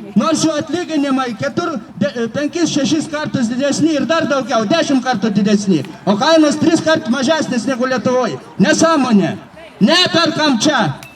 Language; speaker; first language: Lithuanian; native; Lithuanian